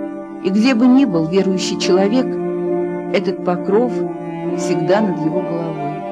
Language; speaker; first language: Russian; native; Russian